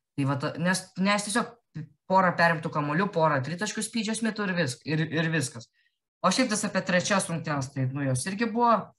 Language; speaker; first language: Lithuanian; native; Lithuanian